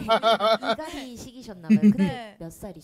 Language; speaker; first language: Korean; native; Korean